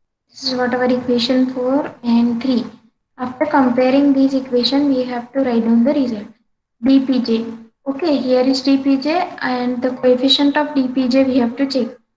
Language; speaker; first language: English; non-native, local second language; Marathi